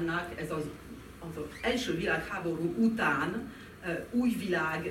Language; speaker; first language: Hungarian; non-native, fluent; French